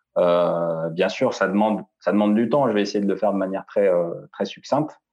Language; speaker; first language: French; non-native, local second language; Arabic